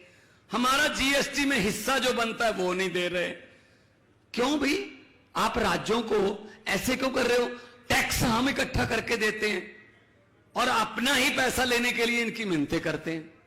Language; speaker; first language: Hindi; non-native, local second language; Punjabi